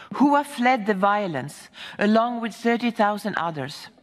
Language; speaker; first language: English; non-native, fluent; Swedish